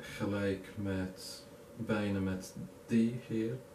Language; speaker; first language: Dutch; non-native, learner; English